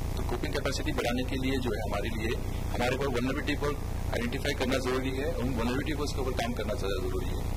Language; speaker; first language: Hindi; non-native, local second language; Marathi